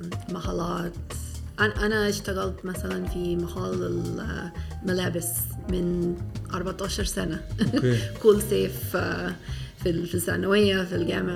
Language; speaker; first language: Arabic; non-native, fluent; English